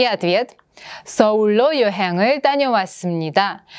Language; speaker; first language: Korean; non-native, fluent; Russian